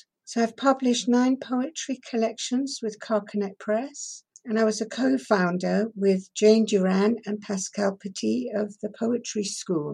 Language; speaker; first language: English; early bilingual, other home language; Persian